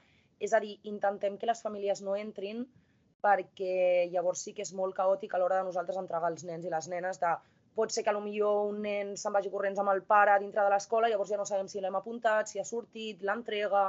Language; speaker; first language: Catalan; native; Catalan